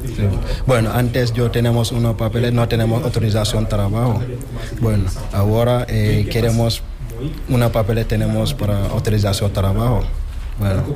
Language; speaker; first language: Spanish; non-native, learner; Wolof